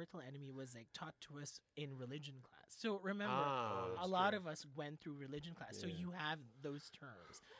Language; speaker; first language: English; non-native, local second language; Filipino